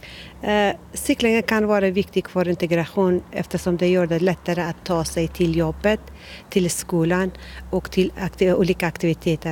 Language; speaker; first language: Swedish; non-native, learner; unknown